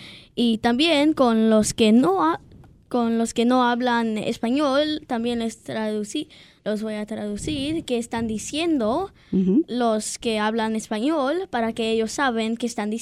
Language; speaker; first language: Spanish; non-native, learner; English